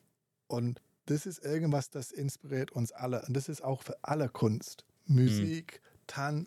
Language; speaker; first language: German; non-native, fluent; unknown